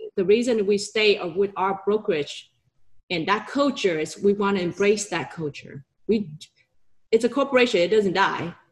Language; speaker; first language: English; non-native, fluent; Vietnamese